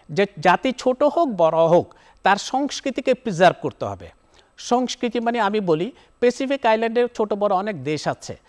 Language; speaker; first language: Bangla; native; Bangla